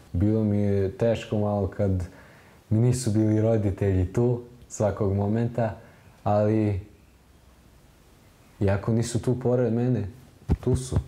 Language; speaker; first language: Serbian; early bilingual, heritage; German